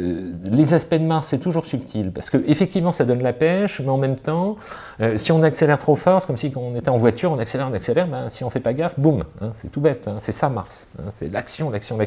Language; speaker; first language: French; native; French